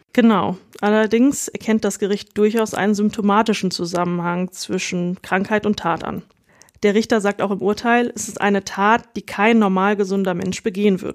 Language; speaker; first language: German; native; German